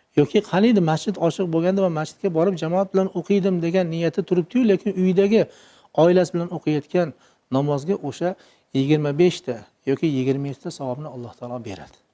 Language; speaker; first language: Uzbek; native; Uzbek